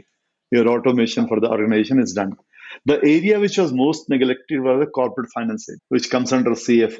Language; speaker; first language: English; non-native, local second language; Hindi